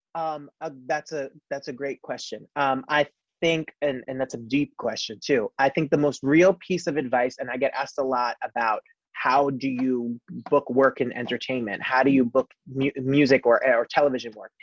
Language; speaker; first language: English; native; English